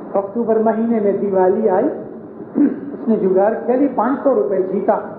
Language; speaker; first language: Urdu; non-native, local second language; Punjabi